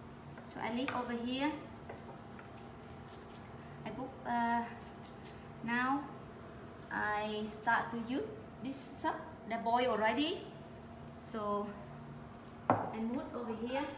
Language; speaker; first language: English; non-native, learner; Vietnamese